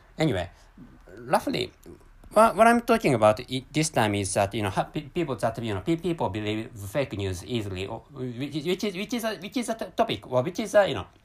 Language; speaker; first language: English; non-native, learner; Japanese